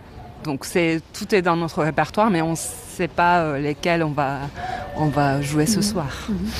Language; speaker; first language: French; non-native, fluent; Turkish